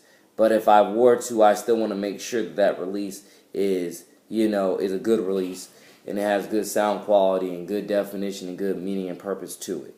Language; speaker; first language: English; native; English